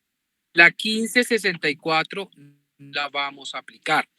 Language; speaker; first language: Spanish; native; Spanish